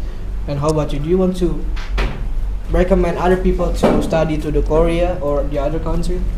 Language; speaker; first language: English; non-native, learner; Indonesian